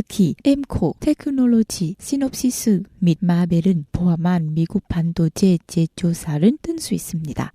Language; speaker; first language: Korean; non-native, fluent; Vietnamese